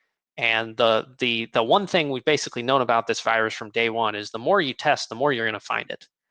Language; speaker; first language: English; native; English